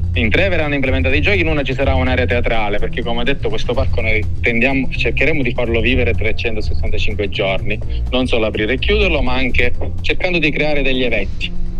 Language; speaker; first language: Italian; native; Italian